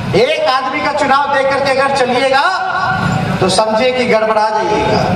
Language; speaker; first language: Hindi; native; Hindi